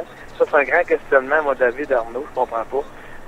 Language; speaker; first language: French; native; French